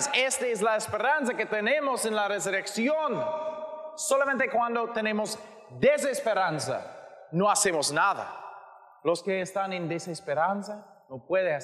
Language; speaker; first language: Spanish; non-native, learner; English